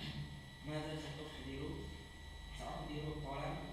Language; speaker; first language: Arabic; non-native, learner; Indonesian